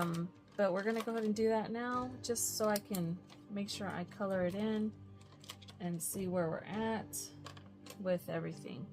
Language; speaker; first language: English; native; English